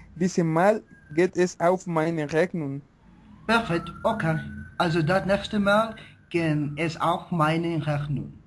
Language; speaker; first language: German; non-native, learner; Spanish